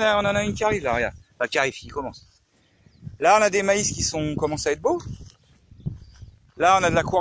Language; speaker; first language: French; native; French